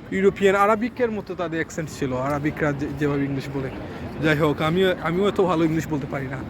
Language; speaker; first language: Bangla; non-native, local second language; Sylheti